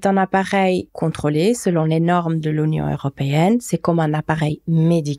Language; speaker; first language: French; non-native, fluent; Portuguese